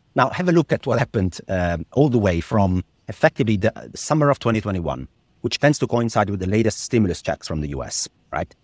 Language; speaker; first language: English; non-native, fluent; Italian